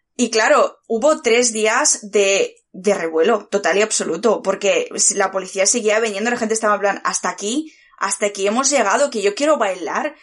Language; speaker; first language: Spanish; early bilingual, other home language; Bulgarian